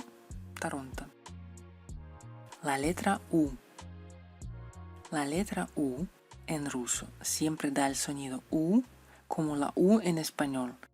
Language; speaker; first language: Spanish; non-native, fluent; Russian